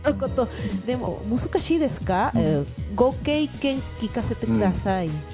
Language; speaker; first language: Japanese; non-native, learner; Spanish